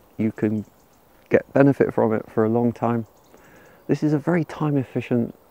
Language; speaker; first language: English; native; English